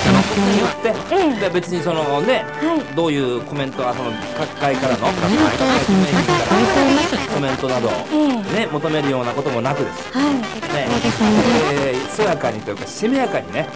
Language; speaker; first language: Japanese; native; Japanese